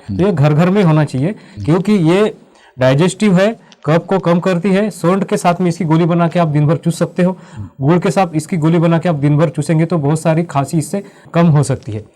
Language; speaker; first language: Hindi; non-native, local second language; Marathi